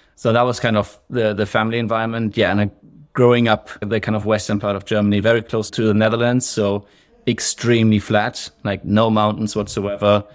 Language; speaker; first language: English; non-native, fluent; German